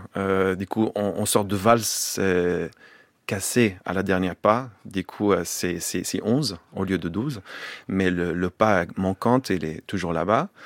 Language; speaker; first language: French; non-native, fluent; Arabic